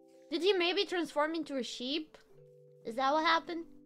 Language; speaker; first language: English; non-native, fluent; Spanish